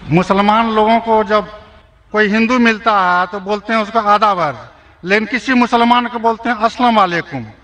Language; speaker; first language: Hindi; native; Hindi